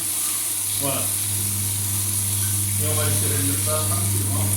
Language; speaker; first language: French; native; French